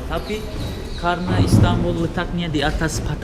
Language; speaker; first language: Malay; non-native, fluent; Turkish